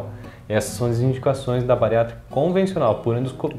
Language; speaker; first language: Portuguese; native; Portuguese